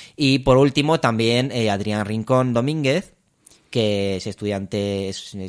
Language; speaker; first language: Spanish; non-native, fluent; Romanian